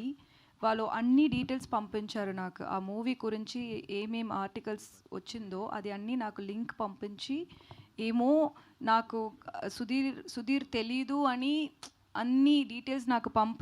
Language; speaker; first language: Telugu; non-native, learner; Tamil